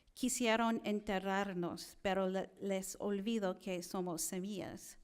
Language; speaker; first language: Spanish; early bilingual, other home language; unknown